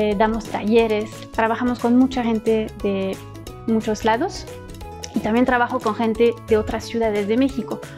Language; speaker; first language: Spanish; non-native, fluent; French